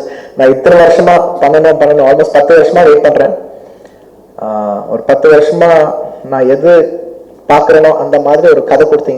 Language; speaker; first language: Tamil; non-native, local second language; Telugu